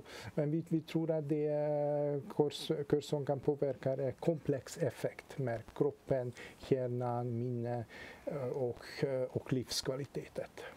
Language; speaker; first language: Swedish; non-native, fluent; Hungarian